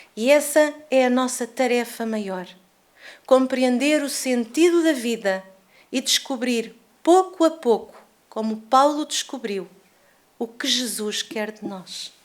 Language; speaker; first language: Portuguese; native; Portuguese